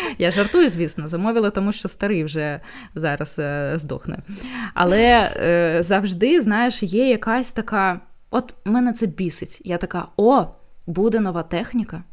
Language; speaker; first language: Ukrainian; non-native, local second language; Russian